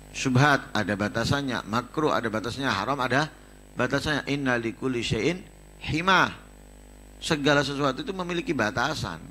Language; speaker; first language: Indonesian; non-native, local second language; Javanese